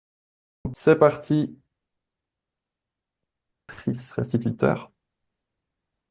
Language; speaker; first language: French; native; French